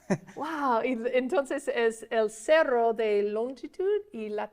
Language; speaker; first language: Spanish; non-native, fluent; English